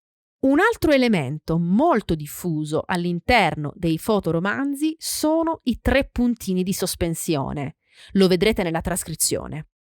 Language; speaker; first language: Italian; native; Italian